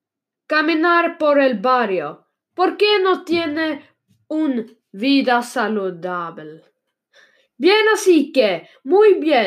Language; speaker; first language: Spanish; non-native, learner; Swedish